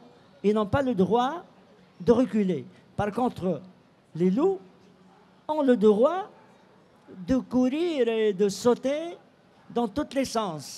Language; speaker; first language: French; non-native, local second language; Arabic